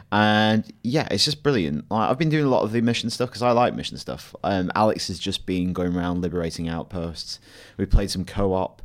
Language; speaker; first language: English; native; English